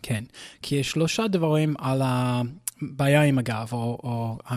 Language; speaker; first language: Hebrew; non-native, learner; English